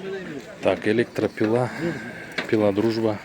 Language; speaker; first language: Russian; non-native, local second language; Kyrgyz